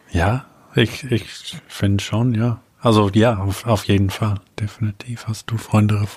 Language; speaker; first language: German; non-native, fluent; English